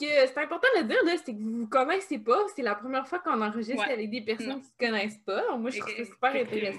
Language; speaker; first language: French; native; French